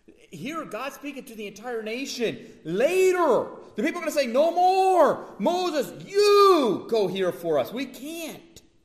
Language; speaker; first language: English; native; English